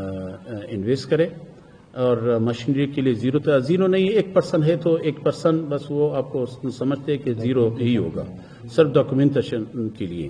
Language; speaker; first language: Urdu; non-native, fluent; Persian